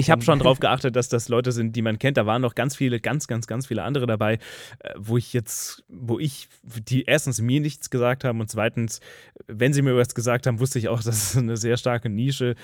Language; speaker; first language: German; native; German